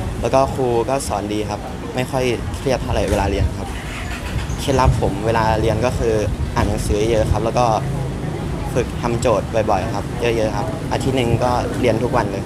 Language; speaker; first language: Thai; native; Thai